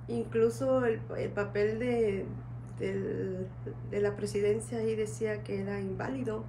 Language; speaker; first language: Spanish; native; Spanish